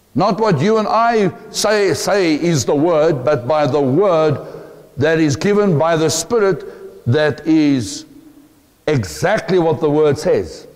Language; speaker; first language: English; non-native, local second language; Afrikaans